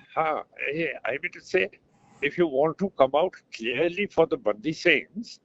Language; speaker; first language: English; non-native, local second language; Punjabi